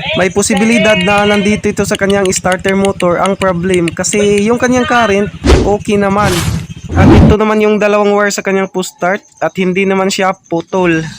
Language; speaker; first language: Filipino; non-native, local second language; Cebuano